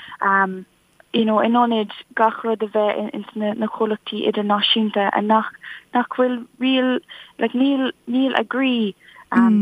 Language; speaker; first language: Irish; non-native, local second language; English